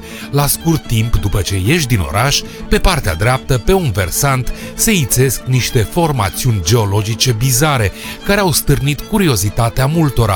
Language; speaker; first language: Romanian; native; Romanian